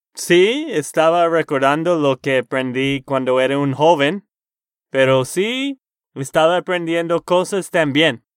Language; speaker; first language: Spanish; non-native, fluent; English